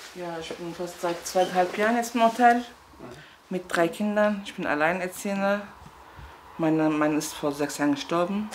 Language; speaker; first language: German; non-native, learner; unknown